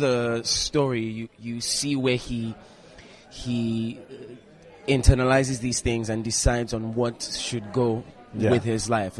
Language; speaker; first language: English; non-native, local second language; Igbo